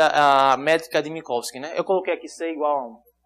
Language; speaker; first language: Portuguese; native; Portuguese